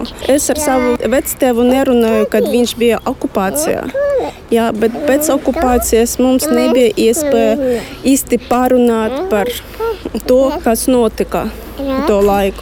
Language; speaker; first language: Latvian; non-native, learner; Russian